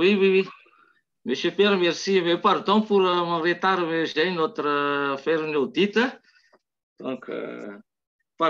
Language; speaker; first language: French; non-native, local second language; Malagasy